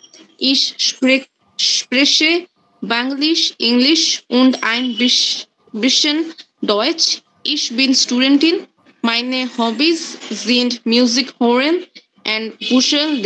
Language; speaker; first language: German; non-native, learner; Bangla